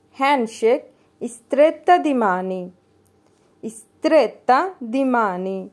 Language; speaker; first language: Italian; non-native, learner; Bangla